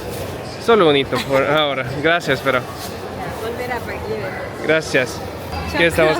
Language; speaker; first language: Spanish; non-native, learner; English